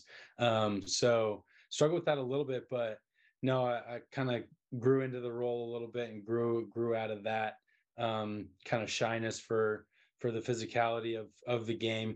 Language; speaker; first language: English; native; English